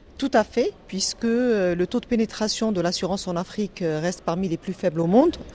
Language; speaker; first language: French; non-native, local second language; Arabic